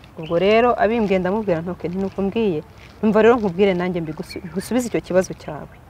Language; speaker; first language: Kinyarwanda; early bilingual, other home language; Rundi